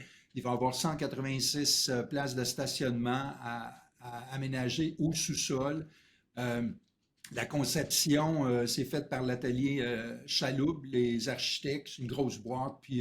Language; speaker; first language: French; native; French